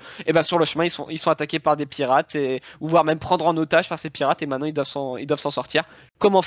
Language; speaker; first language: French; native; French